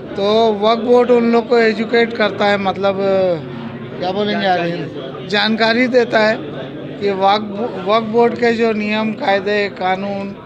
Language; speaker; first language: Hindi; native; Hindi